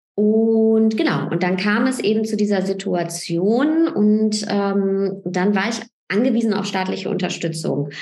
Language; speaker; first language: German; early bilingual, other home language; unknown